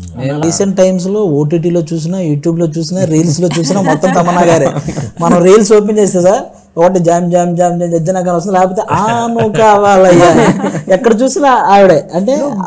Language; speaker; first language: Telugu; native; Telugu